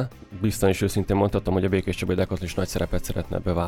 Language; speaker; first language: Hungarian; native; Hungarian